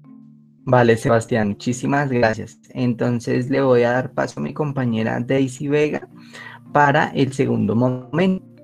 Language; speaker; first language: Spanish; native; Spanish